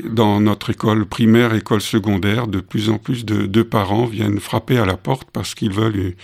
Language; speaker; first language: French; native; French